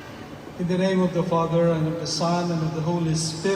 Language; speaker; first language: English; non-native, local second language; Filipino